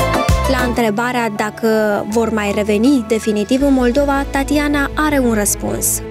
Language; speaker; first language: Romanian; native; Romanian